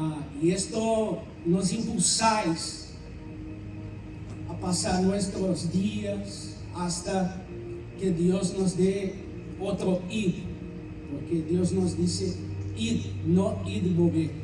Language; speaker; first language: Spanish; non-native, fluent; Portuguese